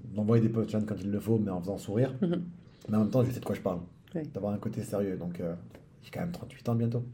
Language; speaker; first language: French; native; French